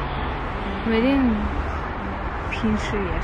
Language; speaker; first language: Chinese; non-native, learner; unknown